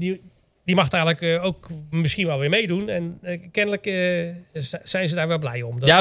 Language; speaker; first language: Dutch; native; Dutch